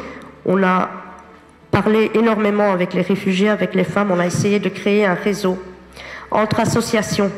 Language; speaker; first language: French; native; French